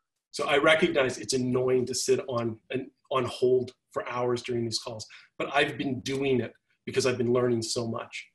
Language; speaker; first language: English; native; English